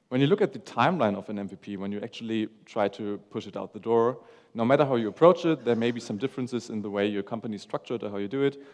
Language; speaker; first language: English; non-native, fluent; German